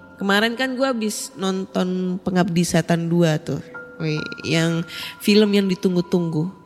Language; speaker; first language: Indonesian; native; Indonesian